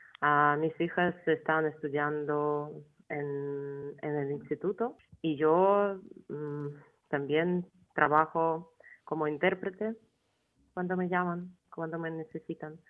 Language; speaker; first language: Spanish; non-native, fluent; Ukrainian